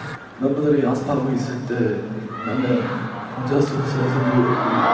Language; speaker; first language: Korean; non-native, fluent; Chinese